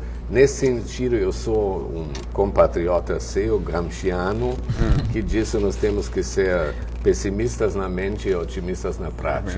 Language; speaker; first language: Portuguese; non-native, fluent; German